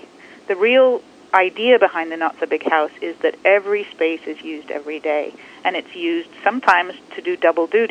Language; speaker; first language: English; native; English